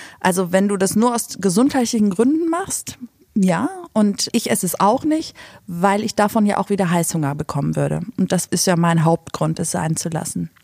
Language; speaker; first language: German; native; German